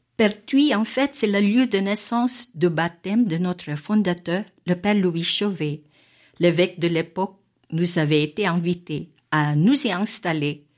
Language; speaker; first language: French; non-native, fluent; Filipino